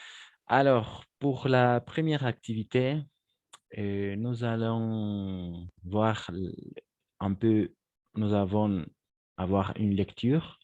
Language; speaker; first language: French; non-native, fluent; Spanish